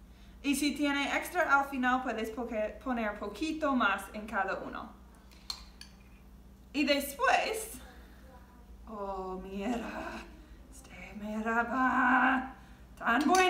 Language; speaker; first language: Spanish; non-native, learner; English